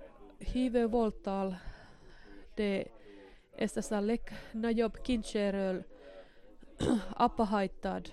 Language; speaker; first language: Hungarian; non-native, learner; Finnish